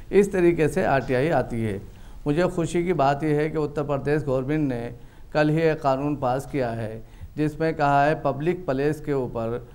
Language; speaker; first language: Hindi; native; Hindi